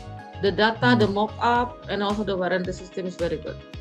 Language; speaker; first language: English; non-native, fluent; Indonesian